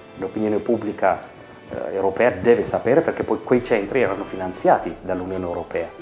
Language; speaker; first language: Italian; non-native, fluent; Tigrinya